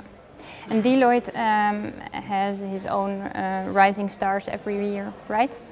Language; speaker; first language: English; non-native, fluent; Dutch